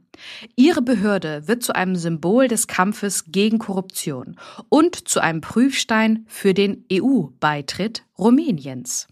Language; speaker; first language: German; native; German